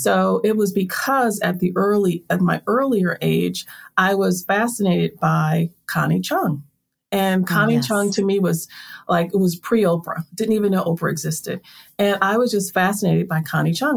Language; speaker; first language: English; native; English